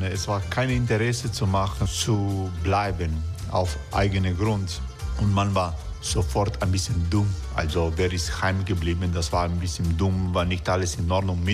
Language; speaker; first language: German; non-native, fluent; Croatian